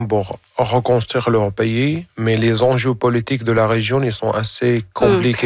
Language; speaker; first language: French; non-native, fluent; Arabic